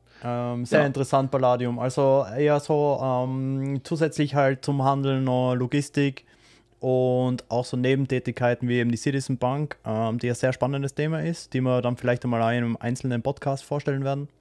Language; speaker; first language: German; native; German